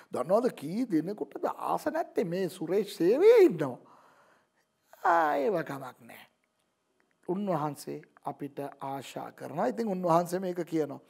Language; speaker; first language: Sinhala; non-native, local second language; Tamil